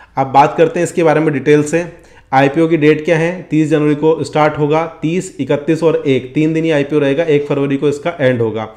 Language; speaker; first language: Hindi; native; Hindi